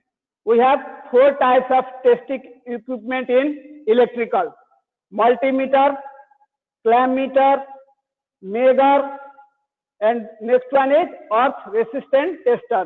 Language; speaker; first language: English; non-native, learner; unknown